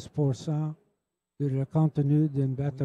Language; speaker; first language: French; non-native, local second language; English